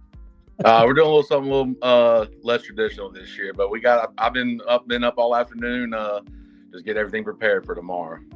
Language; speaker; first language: English; native; English